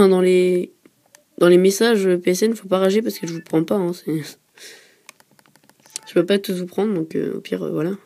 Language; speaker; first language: French; native; French